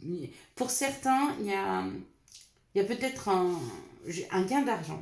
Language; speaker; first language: French; native; French